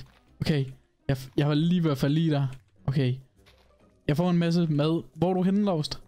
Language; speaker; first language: Danish; native; Danish